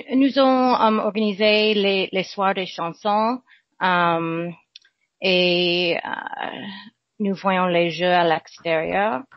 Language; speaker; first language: French; non-native, learner; English